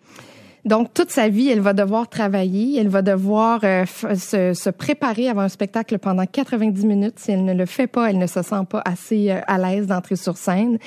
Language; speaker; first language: French; native; French